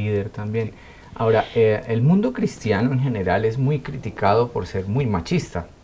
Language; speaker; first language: Spanish; native; Spanish